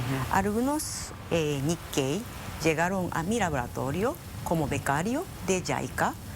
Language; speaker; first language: Spanish; non-native, fluent; Japanese